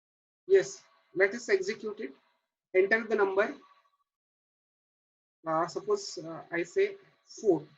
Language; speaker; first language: English; non-native, local second language; Marathi